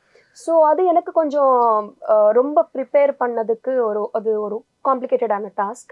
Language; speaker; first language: Tamil; non-native, learner; Telugu